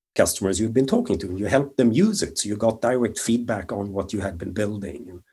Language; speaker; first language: English; non-native, fluent; Swedish